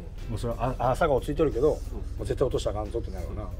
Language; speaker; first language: Japanese; native; Japanese